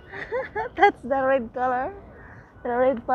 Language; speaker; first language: English; non-native, local second language; Filipino